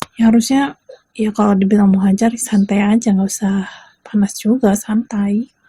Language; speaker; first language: Indonesian; native; Indonesian